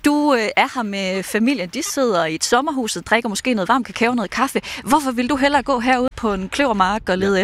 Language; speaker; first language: Danish; native; Danish